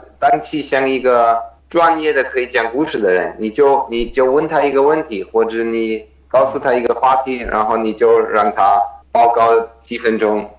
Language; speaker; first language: Chinese; non-native, fluent; German